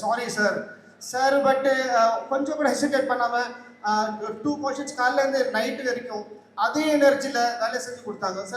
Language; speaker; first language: Tamil; non-native, local second language; Kannada